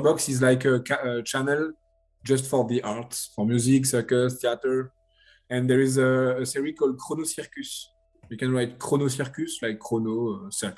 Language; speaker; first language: English; non-native, learner; French